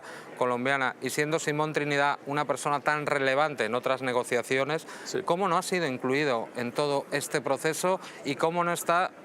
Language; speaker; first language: Spanish; native; Spanish